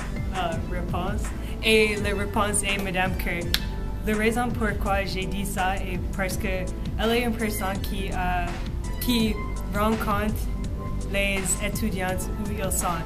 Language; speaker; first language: French; non-native, learner; English